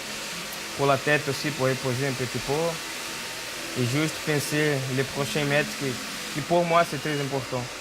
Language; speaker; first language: French; non-native, learner; Portuguese